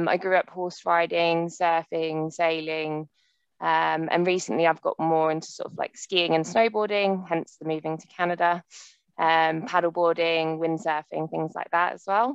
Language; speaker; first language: English; native; English